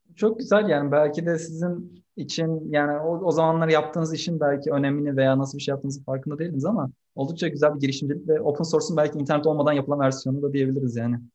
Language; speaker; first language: Turkish; native; Turkish